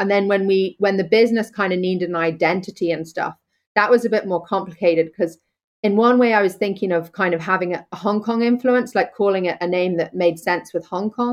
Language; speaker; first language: English; native; English